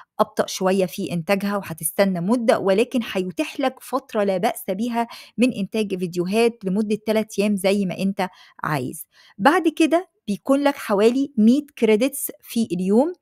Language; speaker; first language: Arabic; native; Arabic